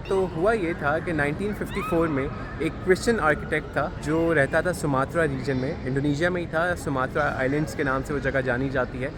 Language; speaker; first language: Urdu; native; Urdu